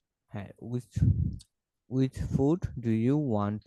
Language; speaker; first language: English; non-native, fluent; Bangla